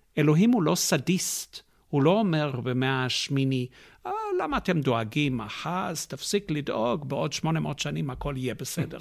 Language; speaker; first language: Hebrew; non-native, fluent; English